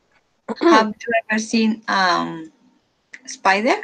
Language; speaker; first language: English; non-native, learner; Spanish